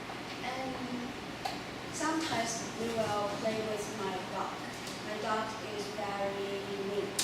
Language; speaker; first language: English; non-native, learner; Chinese